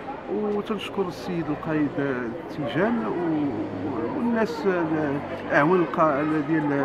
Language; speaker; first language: Arabic; native; Arabic